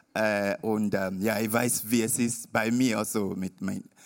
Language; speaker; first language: German; non-native, learner; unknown